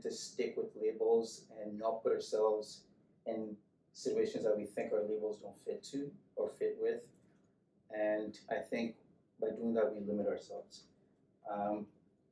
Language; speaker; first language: English; non-native, local second language; Yoruba